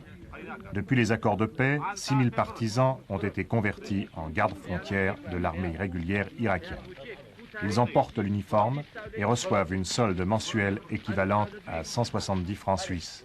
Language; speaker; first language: French; native; French